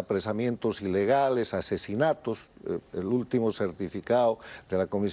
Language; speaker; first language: Spanish; native; Spanish